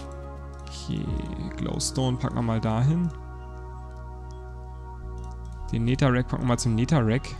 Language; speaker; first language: German; native; German